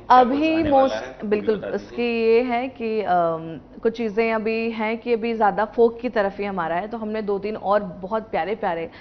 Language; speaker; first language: Hindi; native; Hindi